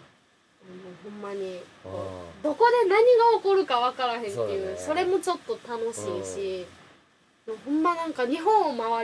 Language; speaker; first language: Japanese; native; Japanese